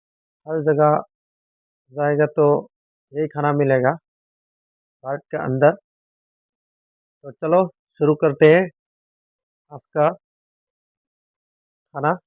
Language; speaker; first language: Hindi; non-native, local second language; Manipuri